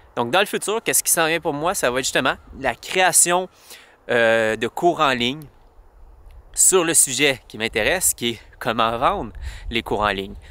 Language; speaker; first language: French; native; French